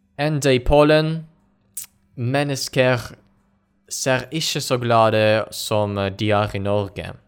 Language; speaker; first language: Norwegian; non-native, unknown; Ukrainian